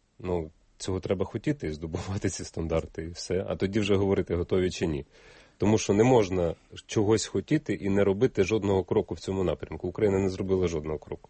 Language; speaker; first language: Ukrainian; native; Ukrainian